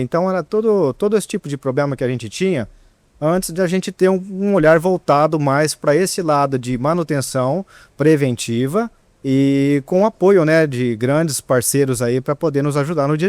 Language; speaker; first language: Portuguese; native; Portuguese